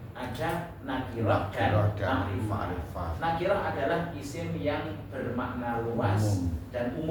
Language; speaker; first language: Indonesian; native; Indonesian